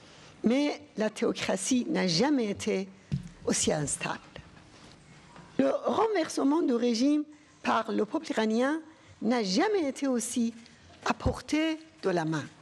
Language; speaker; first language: French; non-native, fluent; Persian